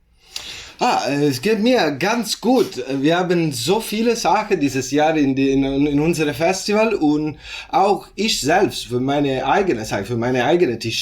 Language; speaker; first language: German; non-native, learner; Italian